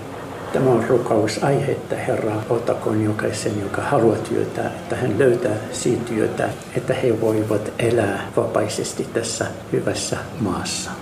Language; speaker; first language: Finnish; non-native, fluent; Arabic